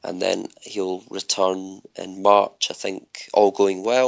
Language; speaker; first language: English; native; English